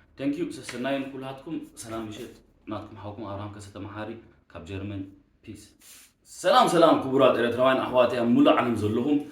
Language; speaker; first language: Tigrinya; early bilingual, heritage; Tigrinya